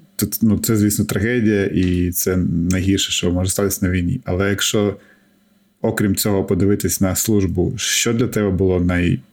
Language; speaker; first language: Ukrainian; native; Ukrainian